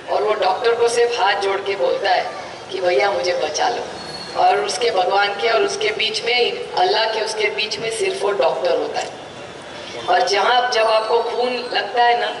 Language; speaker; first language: Hindi; non-native, local second language; Marathi